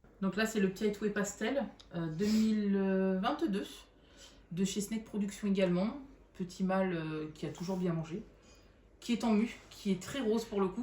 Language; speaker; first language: French; native; French